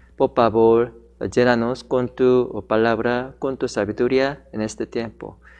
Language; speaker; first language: Spanish; non-native, learner; Korean